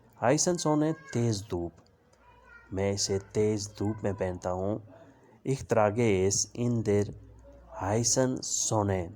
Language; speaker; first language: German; non-native, learner; Urdu